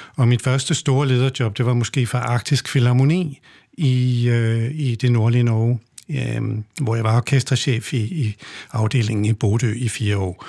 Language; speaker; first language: Danish; native; Danish